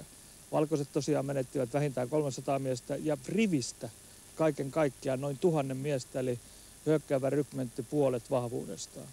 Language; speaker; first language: Finnish; native; Finnish